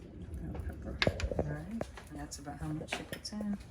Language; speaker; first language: English; native; English